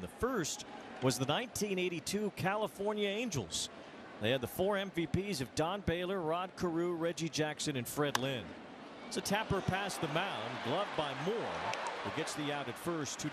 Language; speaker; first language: English; native; English